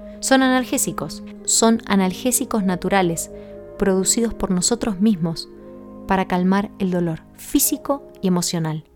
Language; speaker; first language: Spanish; native; Spanish